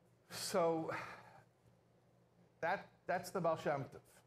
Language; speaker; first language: English; native; English